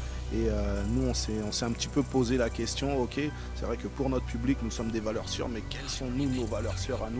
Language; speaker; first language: French; native; French